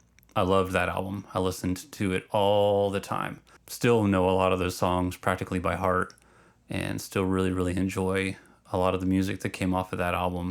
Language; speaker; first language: English; native; English